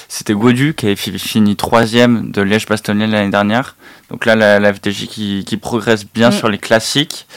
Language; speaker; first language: French; native; French